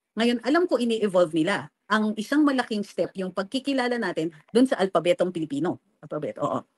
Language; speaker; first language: Filipino; native; Filipino